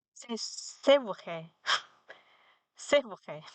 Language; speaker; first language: French; non-native, learner; Chinese